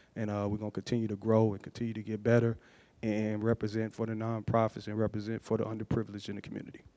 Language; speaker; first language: English; native; English